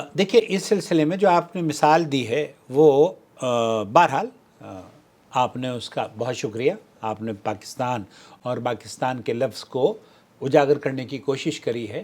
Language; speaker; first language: Urdu; native; Urdu